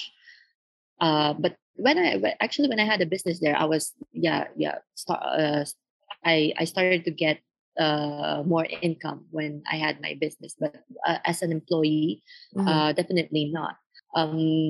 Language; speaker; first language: English; non-native, local second language; Filipino